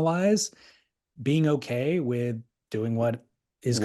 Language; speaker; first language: English; native; English